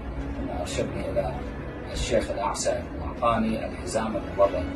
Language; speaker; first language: Arabic; native; Arabic